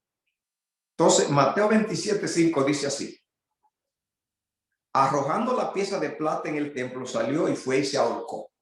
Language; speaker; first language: Spanish; native; Spanish